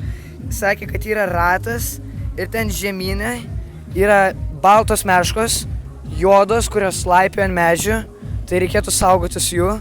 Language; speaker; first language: Lithuanian; native; Lithuanian